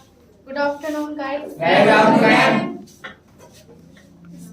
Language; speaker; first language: English; non-native, learner; Hindi